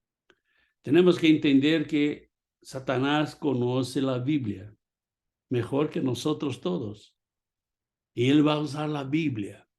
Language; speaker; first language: Spanish; non-native, fluent; Portuguese